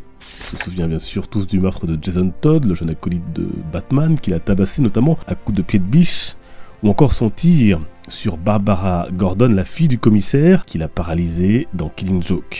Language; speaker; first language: French; native; French